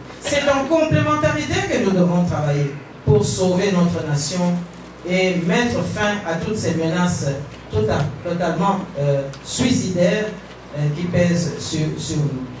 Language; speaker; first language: French; non-native, local second language; Kongo